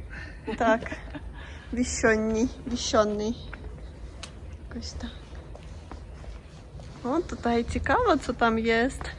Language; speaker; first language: Polish; non-native, learner; Russian